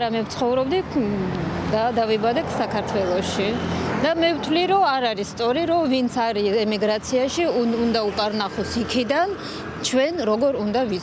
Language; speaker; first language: Georgian; non-native, local second language; Russian